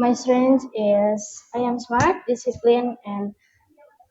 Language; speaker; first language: English; non-native, learner; Indonesian